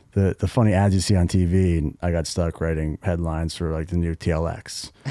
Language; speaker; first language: English; native; English